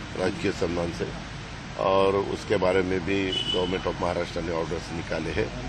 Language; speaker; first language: Hindi; non-native, local second language; Marathi